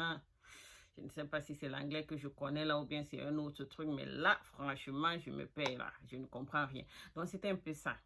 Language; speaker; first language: French; non-native, local second language; Fula